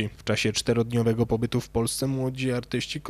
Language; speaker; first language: Ukrainian; non-native, learner; Polish